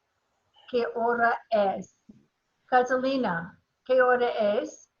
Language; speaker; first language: Spanish; non-native, learner; English